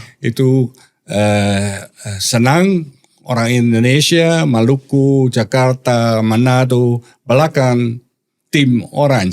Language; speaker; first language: Indonesian; non-native, learner; Dutch